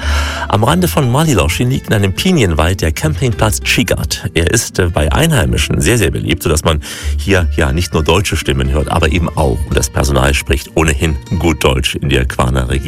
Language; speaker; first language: German; native; German